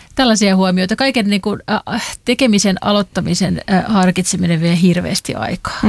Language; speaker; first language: Finnish; native; Finnish